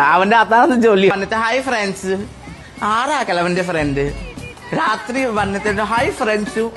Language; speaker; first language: Malayalam; non-native, fluent; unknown